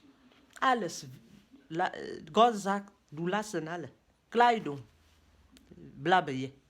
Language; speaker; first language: German; non-native, learner; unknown